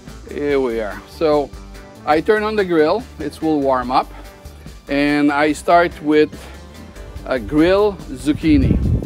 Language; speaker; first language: English; non-native, fluent; French